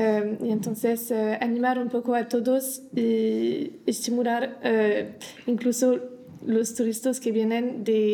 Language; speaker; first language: Spanish; non-native, learner; French